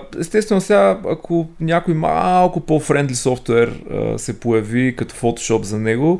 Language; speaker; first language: Bulgarian; native; Bulgarian